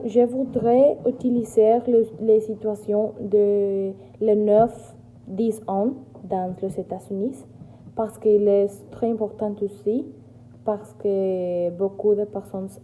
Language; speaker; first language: French; non-native, learner; Spanish